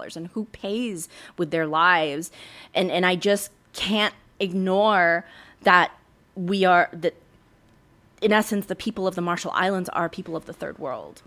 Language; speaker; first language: English; native; English